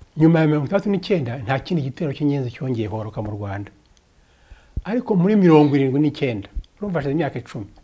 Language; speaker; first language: Kinyarwanda; early bilingual, heritage; Kinyarwanda